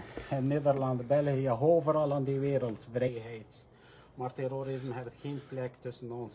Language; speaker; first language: Dutch; non-native, learner; Arabic